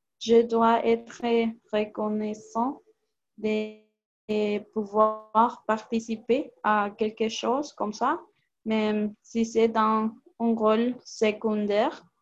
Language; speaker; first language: French; non-native, learner; Spanish